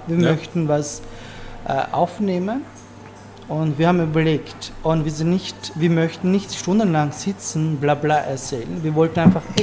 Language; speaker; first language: German; non-native, learner; Turkish